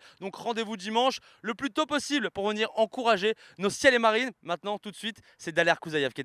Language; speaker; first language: French; native; French